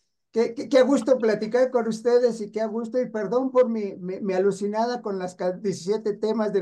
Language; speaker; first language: Spanish; native; Spanish